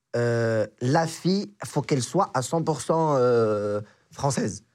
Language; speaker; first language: French; non-native, local second language; Arabic